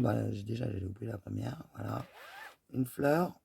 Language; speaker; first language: French; native; French